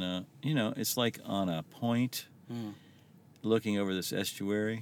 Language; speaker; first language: English; native; English